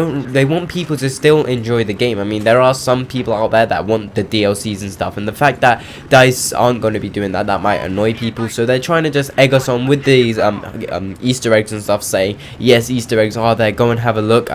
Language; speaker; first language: English; native; English